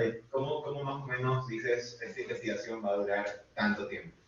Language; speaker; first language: Spanish; native; Spanish